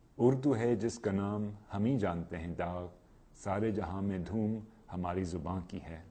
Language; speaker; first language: Urdu; non-native, fluent; English